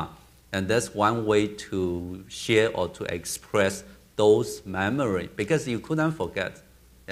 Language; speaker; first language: English; non-native, learner; Chinese